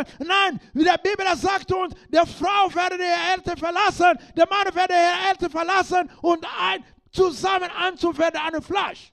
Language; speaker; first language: German; non-native, learner; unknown